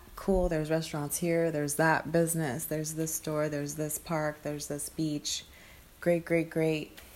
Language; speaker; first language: English; early bilingual, other home language; Spanish